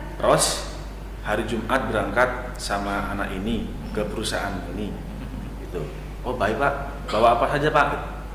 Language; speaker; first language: Indonesian; non-native, local second language; Madurese